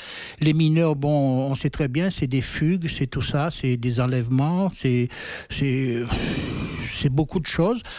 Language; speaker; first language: French; native; French